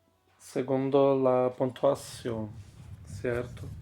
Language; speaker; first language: Spanish; non-native, fluent; Portuguese